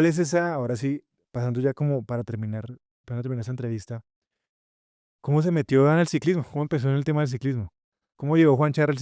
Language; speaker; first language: Spanish; native; Spanish